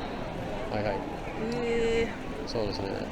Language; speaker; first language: Japanese; non-native, fluent; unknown